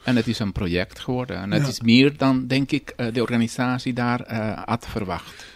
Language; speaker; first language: Dutch; non-native, fluent; Spanish